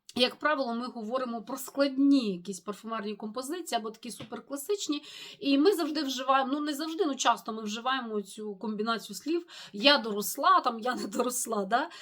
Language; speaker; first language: Ukrainian; non-native, local second language; Russian